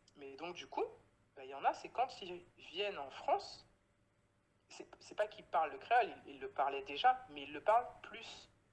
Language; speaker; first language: French; native; French